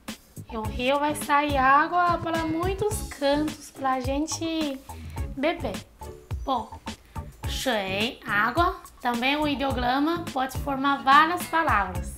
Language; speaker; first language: Portuguese; non-native, learner; Chinese